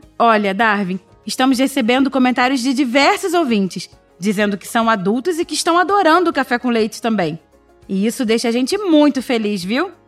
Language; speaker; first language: Portuguese; native; Portuguese